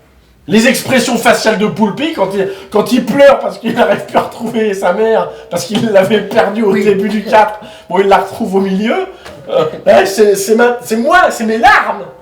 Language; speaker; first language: French; native; French